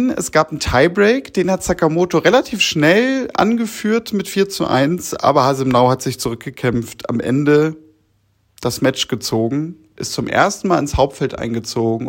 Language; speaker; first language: German; native; German